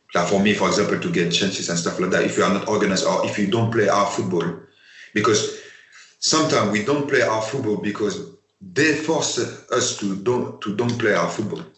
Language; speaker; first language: English; non-native, fluent; French